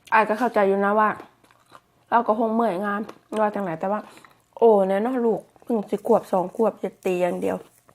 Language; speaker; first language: Thai; native; Thai